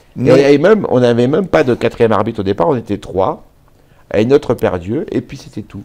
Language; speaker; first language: French; native; French